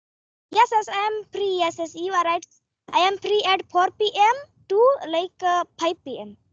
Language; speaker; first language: English; non-native, learner; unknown